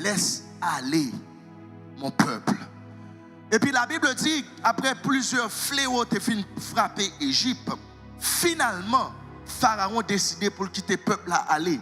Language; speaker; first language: French; non-native, local second language; Haitian Creole